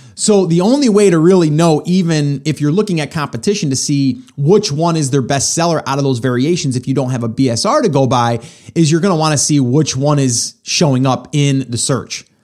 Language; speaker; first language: English; native; English